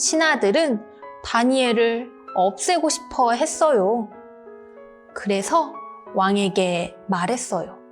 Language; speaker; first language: Korean; native; Korean